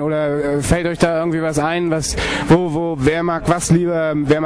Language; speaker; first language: German; native; German